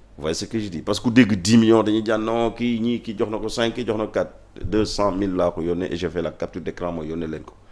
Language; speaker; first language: Wolof; non-native, local second language; Jola-Fonyi